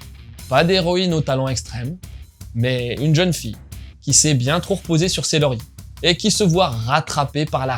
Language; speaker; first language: French; native; French